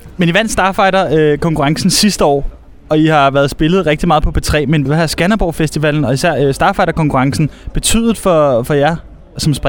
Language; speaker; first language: Danish; native; Danish